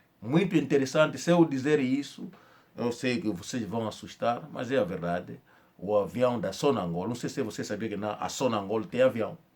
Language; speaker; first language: Portuguese; non-native, fluent; Kongo